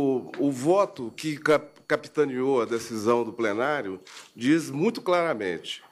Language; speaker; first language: Portuguese; native; Portuguese